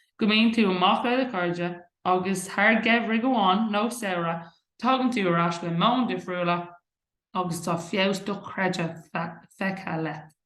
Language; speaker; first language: Irish; non-native, local second language; English